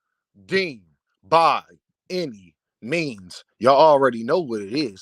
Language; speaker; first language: English; native; English